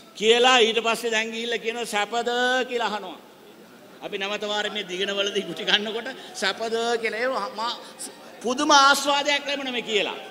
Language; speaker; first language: Sinhala; non-native, local second language; Tamil